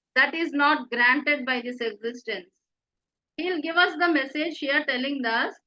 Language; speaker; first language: English; non-native, local second language; Telugu